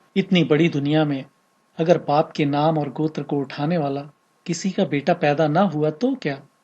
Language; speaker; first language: Hindi; native; Hindi